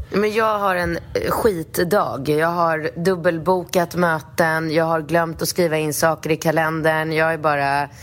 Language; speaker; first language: Swedish; early bilingual, other home language; Polish